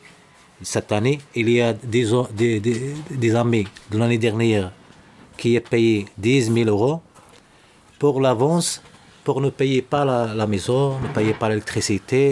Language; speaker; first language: French; non-native, learner; Arabic